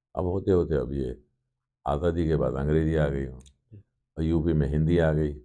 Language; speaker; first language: Urdu; native; Urdu